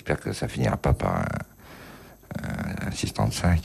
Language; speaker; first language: French; native; French